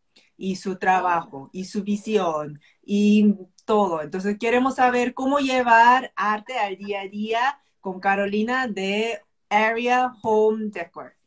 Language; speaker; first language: Spanish; non-native, fluent; Korean